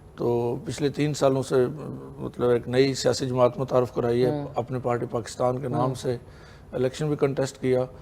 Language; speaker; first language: Urdu; non-native, local second language; Punjabi